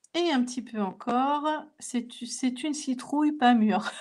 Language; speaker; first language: French; native; French